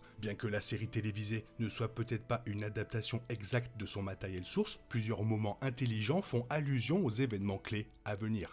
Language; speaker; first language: French; native; French